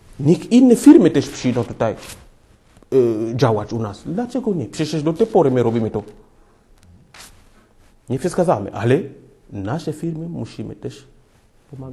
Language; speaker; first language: Polish; non-native, fluent; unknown